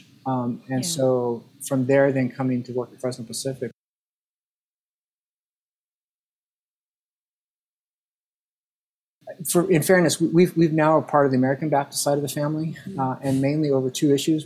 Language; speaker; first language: English; native; English